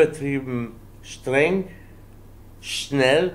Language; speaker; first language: German; non-native, fluent; Spanish